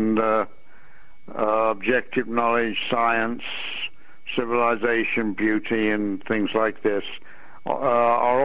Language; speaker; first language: English; native; English